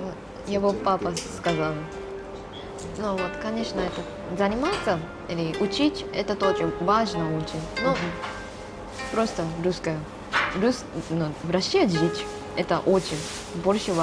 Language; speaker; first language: Russian; non-native, learner; Japanese